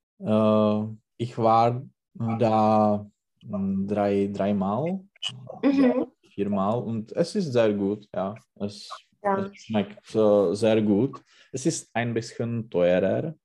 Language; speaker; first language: German; non-native, learner; Czech